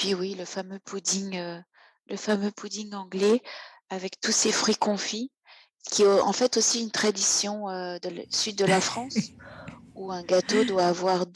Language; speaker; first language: French; native; French